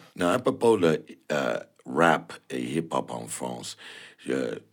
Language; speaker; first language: French; non-native, fluent; English